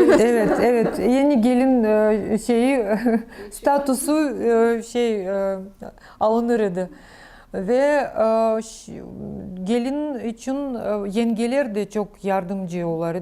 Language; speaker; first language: Turkish; non-native, learner; Crimean Tatar